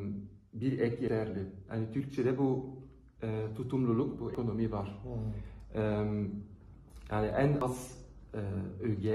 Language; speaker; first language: Turkish; non-native, fluent; Dutch